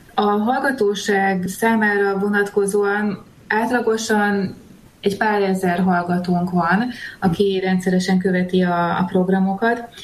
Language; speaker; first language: Hungarian; native; Hungarian